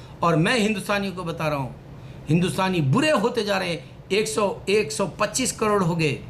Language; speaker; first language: Urdu; native; Urdu